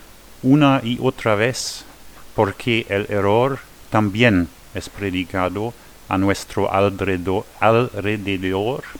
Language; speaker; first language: Spanish; non-native, learner; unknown